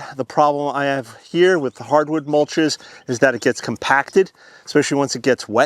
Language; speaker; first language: English; native; English